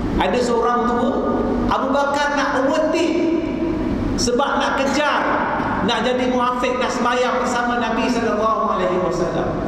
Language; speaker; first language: Malay; non-native, local second language; Chinese